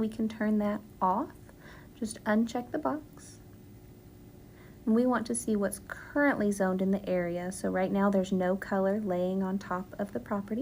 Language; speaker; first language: English; native; English